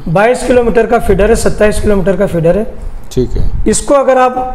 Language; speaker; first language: Hindi; native; Hindi